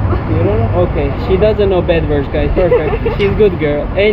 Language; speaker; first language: English; non-native, learner; Turkish